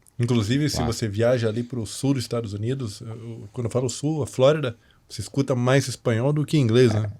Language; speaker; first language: Portuguese; native; Portuguese